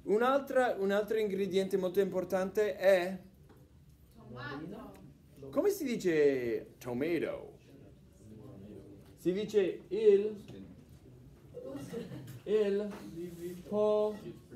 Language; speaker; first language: Italian; non-native, fluent; English